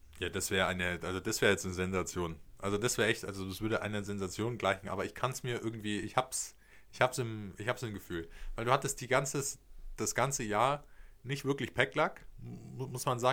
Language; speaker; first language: German; native; German